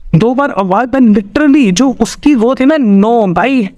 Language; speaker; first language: Hindi; native; Hindi